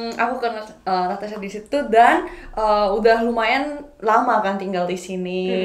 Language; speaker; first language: Indonesian; non-native, fluent; Korean